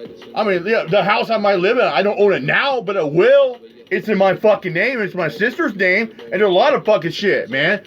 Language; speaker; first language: English; native; English